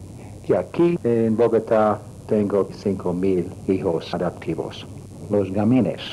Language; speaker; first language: Spanish; non-native, learner; English